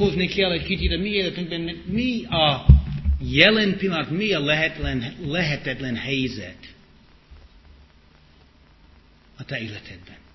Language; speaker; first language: Hungarian; non-native, fluent; English